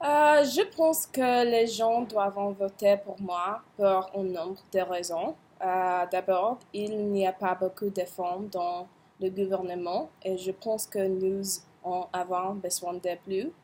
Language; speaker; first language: French; non-native, learner; English